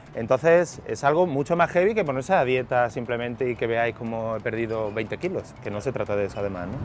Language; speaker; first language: Spanish; native; Spanish